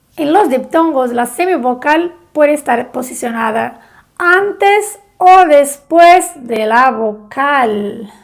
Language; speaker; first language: Spanish; non-native, fluent; Portuguese